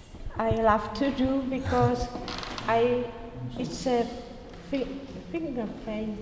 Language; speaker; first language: English; non-native, learner; Czech